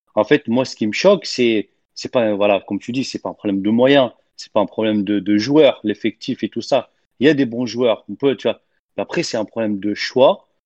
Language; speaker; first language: French; non-native, local second language; Arabic